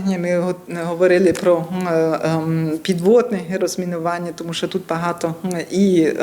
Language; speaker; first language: Ukrainian; non-native, learner; German